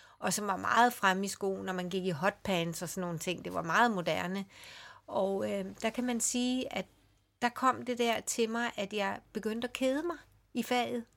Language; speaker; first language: Danish; early bilingual, other home language; Swedish